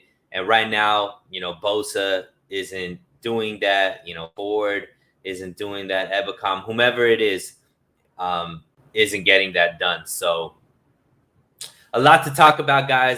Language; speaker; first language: English; native; English